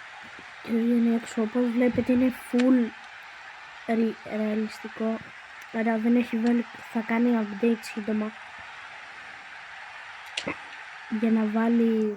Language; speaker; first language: Greek; native; Greek